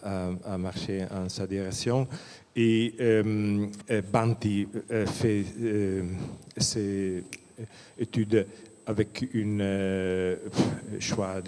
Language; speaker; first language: French; non-native, fluent; Italian